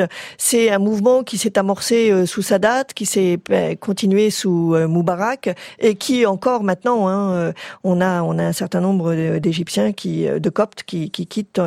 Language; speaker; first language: French; native; French